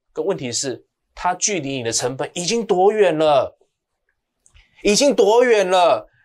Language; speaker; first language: Chinese; native; Chinese